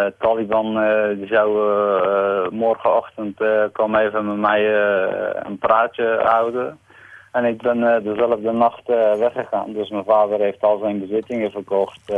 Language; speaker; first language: Dutch; non-native, fluent; Persian